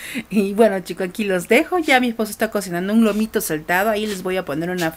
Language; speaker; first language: Spanish; native; Spanish